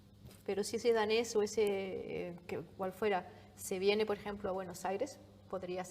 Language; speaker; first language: Spanish; native; Spanish